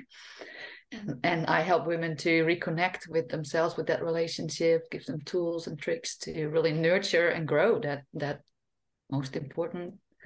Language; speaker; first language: English; non-native, fluent; Western Frisian